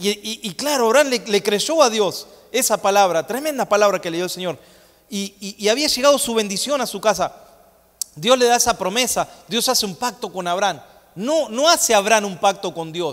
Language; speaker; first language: Spanish; native; Spanish